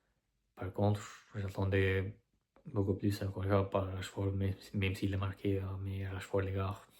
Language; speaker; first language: French; non-native, fluent; Albanian